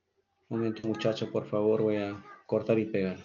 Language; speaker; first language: Spanish; native; Spanish